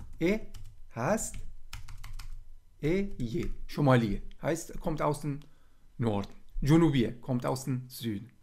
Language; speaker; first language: German; non-native, fluent; Persian